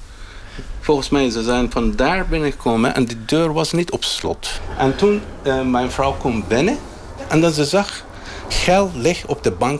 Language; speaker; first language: Dutch; non-native, learner; Arabic